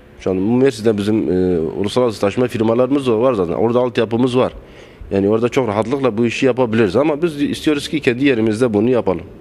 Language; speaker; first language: Turkish; non-native, local second language; Arabic